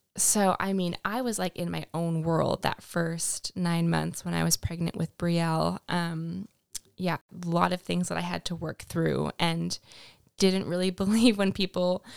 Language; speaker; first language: English; native; English